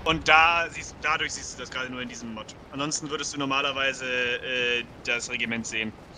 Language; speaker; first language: German; native; German